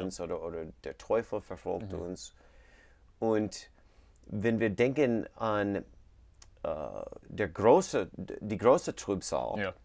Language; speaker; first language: German; non-native, learner; English